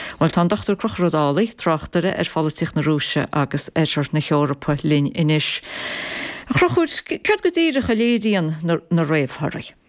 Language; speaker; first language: Irish; native; Irish